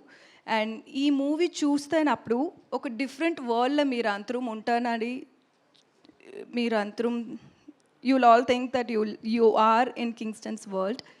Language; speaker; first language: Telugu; non-native, learner; Tamil